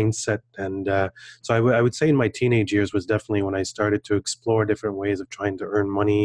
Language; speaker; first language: English; non-native, fluent; French